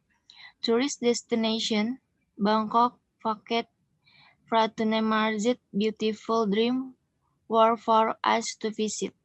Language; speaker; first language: English; non-native, learner; Indonesian